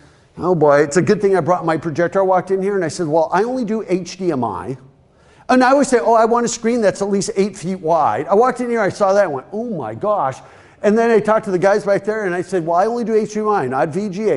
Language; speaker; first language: English; native; English